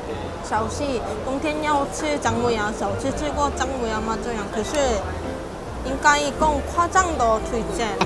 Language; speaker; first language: Chinese; non-native, fluent; Korean